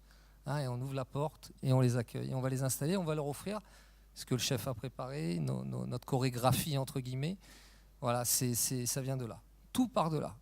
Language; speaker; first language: French; native; French